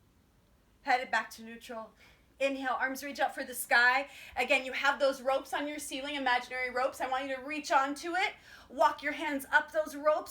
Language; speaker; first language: English; native; English